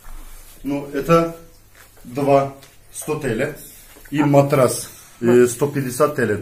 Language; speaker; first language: Russian; non-native, learner; Turkish